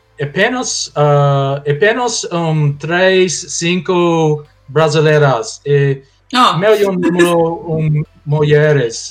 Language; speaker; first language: Portuguese; non-native, learner; English